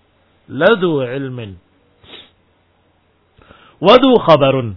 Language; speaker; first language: Arabic; non-native, fluent; Indonesian